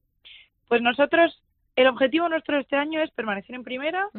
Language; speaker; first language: Spanish; native; Spanish